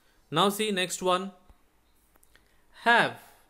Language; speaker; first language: English; non-native, local second language; Bangla